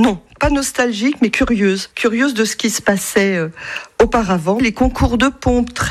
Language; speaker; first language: French; native; French